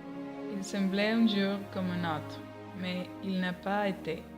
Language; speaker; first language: French; non-native, learner; Spanish